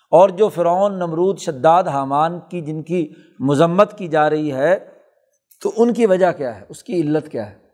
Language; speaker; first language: Urdu; non-native, local second language; Punjabi